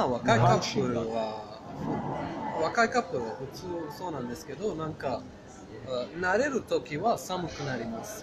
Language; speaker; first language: Japanese; non-native, fluent; Persian